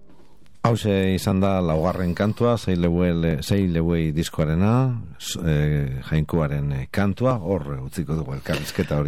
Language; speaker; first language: Basque; native; Basque